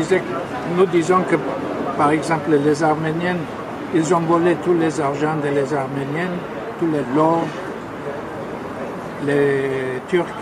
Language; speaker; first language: French; non-native, fluent; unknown